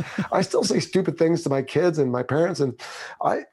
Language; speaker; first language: English; native; English